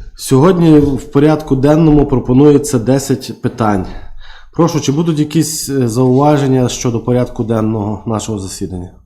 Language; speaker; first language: Ukrainian; native; Ukrainian